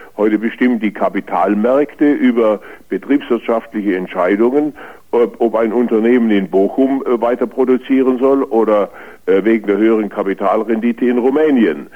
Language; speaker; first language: German; native; German